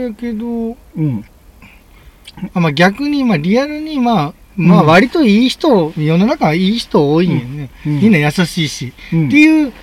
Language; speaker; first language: Japanese; native; Japanese